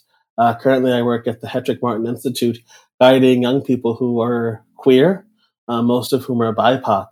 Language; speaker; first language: English; native; English